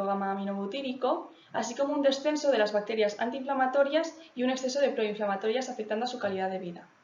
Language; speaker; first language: Spanish; native; Spanish